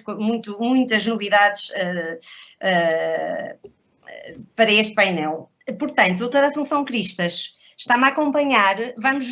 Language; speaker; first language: Portuguese; native; Portuguese